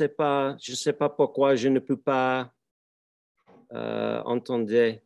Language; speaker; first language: French; non-native, learner; English